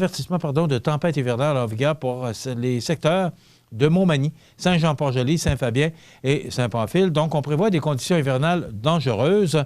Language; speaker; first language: French; native; French